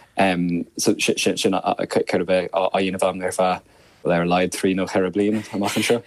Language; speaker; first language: Irish; non-native, local second language; English